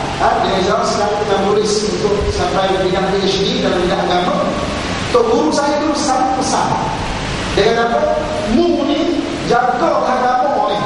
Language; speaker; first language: Malay; native; Malay